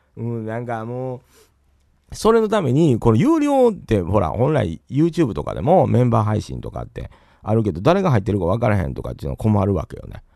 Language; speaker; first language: Japanese; native; Japanese